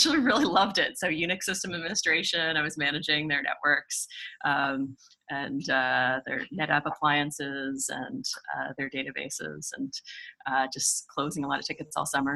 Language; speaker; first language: English; native; English